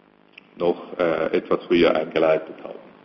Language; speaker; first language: German; native; German